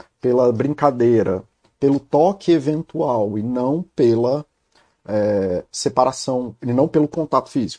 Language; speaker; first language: Portuguese; native; Portuguese